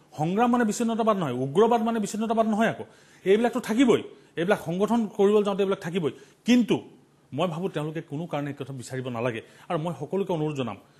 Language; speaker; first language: Assamese; non-native, local second language; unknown